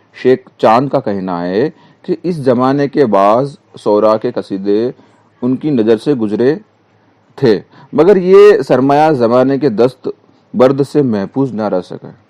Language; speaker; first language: Urdu; native; Urdu